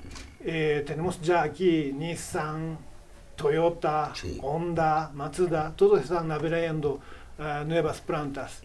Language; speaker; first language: Spanish; non-native, fluent; Japanese